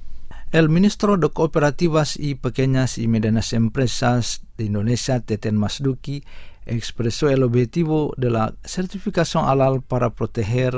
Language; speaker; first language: Spanish; non-native, fluent; Indonesian